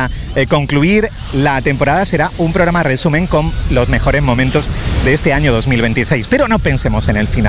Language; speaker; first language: Spanish; native; Spanish